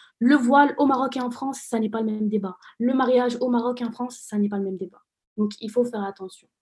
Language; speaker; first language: French; non-native, local second language; Arabic